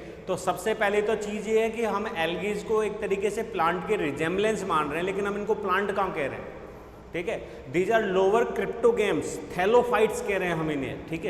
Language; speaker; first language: Hindi; native; Hindi